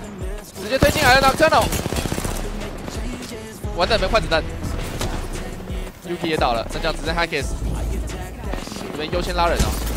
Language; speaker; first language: Chinese; native; Chinese